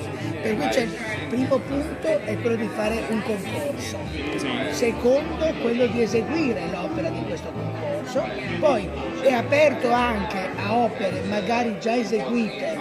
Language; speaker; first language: Italian; native; Italian